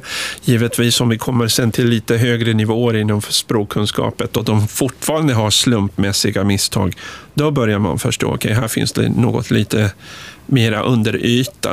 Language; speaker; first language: Swedish; non-native, fluent; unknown